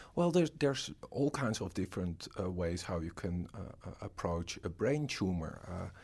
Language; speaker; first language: English; non-native, fluent; Dutch